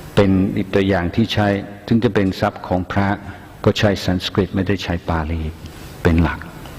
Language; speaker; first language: Thai; non-native, fluent; English